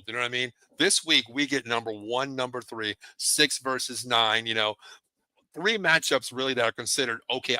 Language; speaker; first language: English; native; English